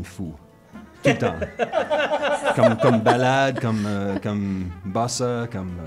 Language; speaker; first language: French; non-native, local second language; English